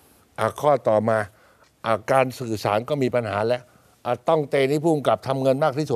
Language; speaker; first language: Thai; native; Thai